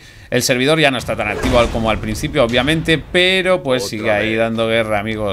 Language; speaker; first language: Spanish; native; Spanish